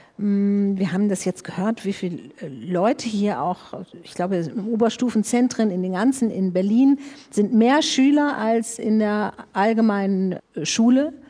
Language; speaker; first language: German; native; German